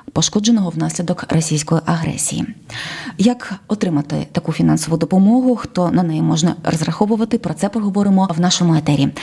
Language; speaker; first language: Ukrainian; native; Ukrainian